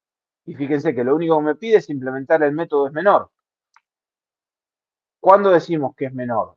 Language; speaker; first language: Spanish; native; Spanish